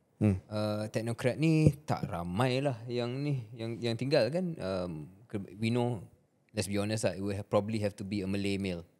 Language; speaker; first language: Malay; native; Malay